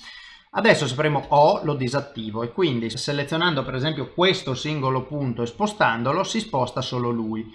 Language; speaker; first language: Italian; native; Italian